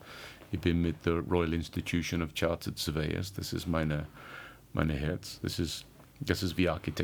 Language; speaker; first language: German; non-native, learner; English